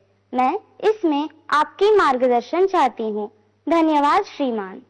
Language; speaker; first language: Hindi; non-native, local second language; Telugu